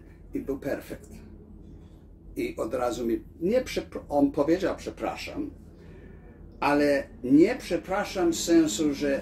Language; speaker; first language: Polish; early bilingual, heritage; Polish